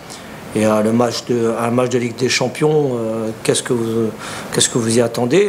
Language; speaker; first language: French; native; French